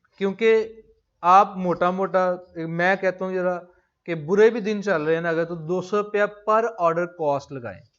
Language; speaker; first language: Urdu; non-native, local second language; Punjabi